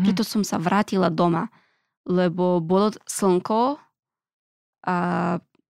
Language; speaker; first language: Slovak; non-native, learner; Pashto